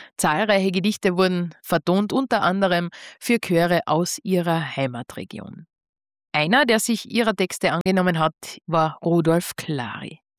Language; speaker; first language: German; native; German